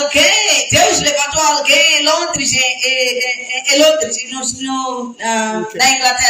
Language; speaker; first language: Portuguese; non-native, local second language; Shona